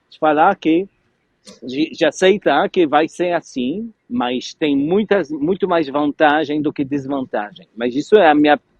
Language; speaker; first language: Portuguese; non-native, fluent; French